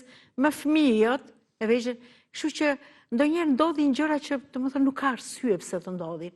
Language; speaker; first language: Albanian; native; Albanian